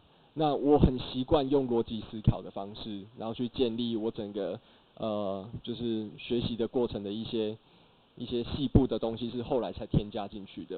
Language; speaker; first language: Chinese; native; Chinese